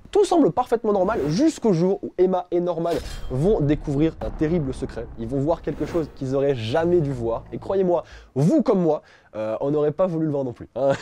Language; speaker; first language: French; native; French